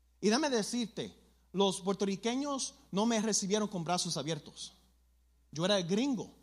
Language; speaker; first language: Spanish; early bilingual, other home language; English